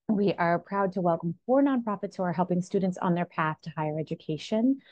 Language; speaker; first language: English; native; English